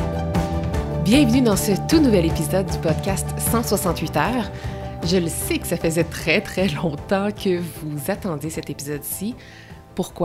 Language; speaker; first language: French; native; French